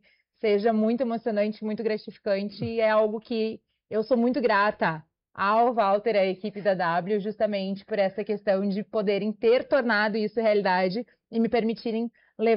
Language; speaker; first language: Portuguese; native; Portuguese